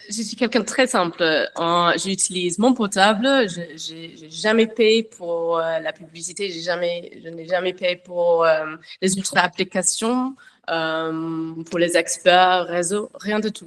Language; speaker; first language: French; non-native, learner; English